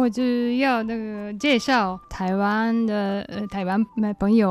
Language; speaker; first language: Chinese; non-native, learner; Japanese